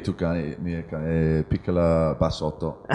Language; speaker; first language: Italian; non-native, learner; English